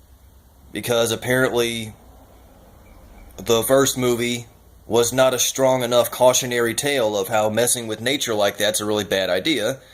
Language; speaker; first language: English; native; English